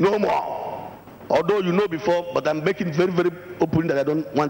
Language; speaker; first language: English; non-native, local second language; Igbo